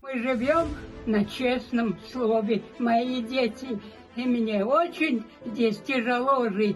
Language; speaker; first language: Russian; native; Russian